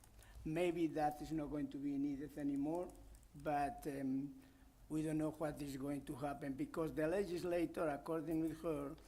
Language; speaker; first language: English; non-native, fluent; Spanish